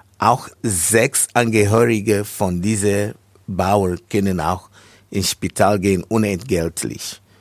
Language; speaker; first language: German; non-native, fluent; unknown